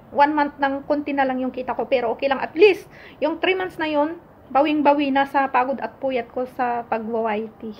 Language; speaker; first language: Filipino; native; Filipino